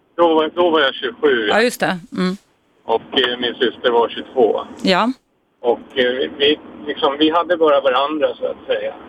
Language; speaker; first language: Swedish; native; Swedish